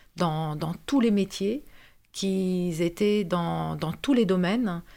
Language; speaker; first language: French; non-native, fluent; Romanian